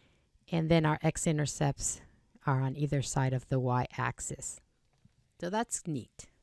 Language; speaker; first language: English; native; English